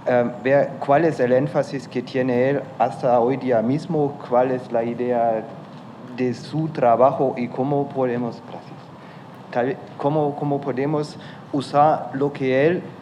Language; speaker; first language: Spanish; non-native, fluent; German